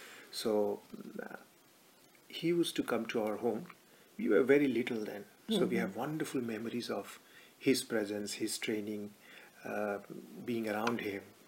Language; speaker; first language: English; non-native, local second language; Bangla